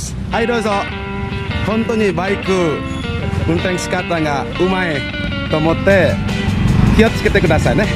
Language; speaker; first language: Japanese; non-native, fluent; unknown